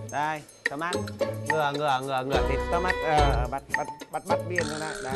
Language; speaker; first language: Vietnamese; native; Vietnamese